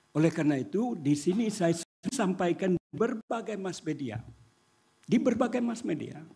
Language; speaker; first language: Indonesian; non-native, local second language; Minangkabau